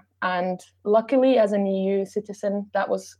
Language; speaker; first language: English; non-native, fluent; German